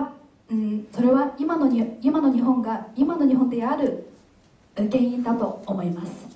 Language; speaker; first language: Japanese; non-native, fluent; Chinese